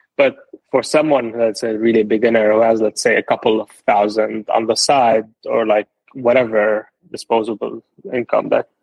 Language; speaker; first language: English; non-native, fluent; Arabic